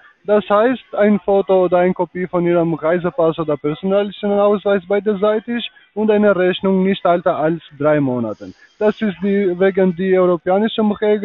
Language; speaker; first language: German; non-native, learner; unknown